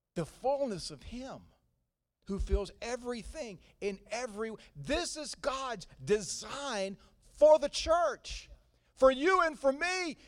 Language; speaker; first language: English; native; English